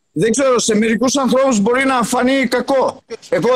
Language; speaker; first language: Greek; early bilingual, other home language; Albanian